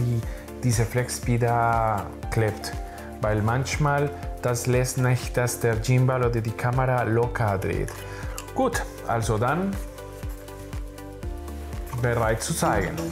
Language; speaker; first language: German; non-native, learner; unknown